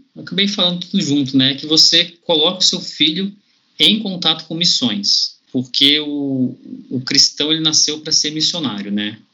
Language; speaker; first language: Portuguese; native; Portuguese